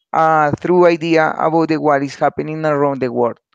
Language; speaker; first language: English; non-native, learner; Spanish